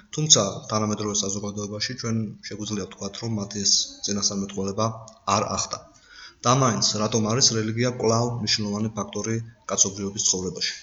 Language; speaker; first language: Georgian; native; Georgian